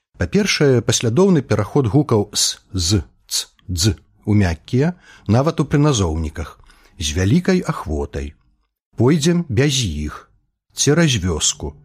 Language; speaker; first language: Belarusian; native; Belarusian